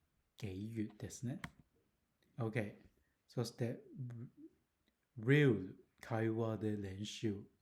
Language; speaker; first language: Japanese; non-native, learner; Cantonese